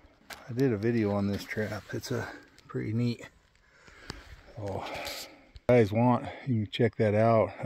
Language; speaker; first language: English; native; English